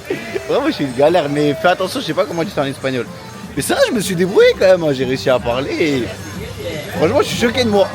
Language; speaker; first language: French; native; French